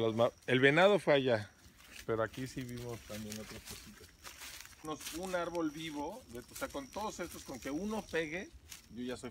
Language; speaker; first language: Spanish; native; Spanish